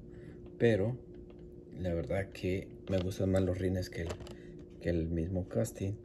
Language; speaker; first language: Spanish; native; Spanish